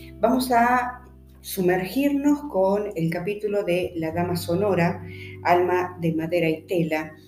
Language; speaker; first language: Spanish; native; Spanish